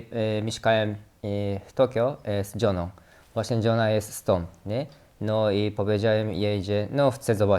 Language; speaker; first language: Polish; non-native, learner; Japanese